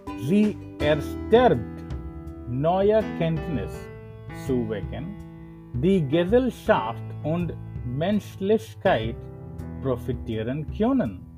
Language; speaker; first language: German; non-native, learner; English